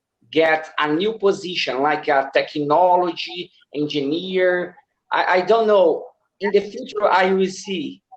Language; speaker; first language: English; non-native, learner; Portuguese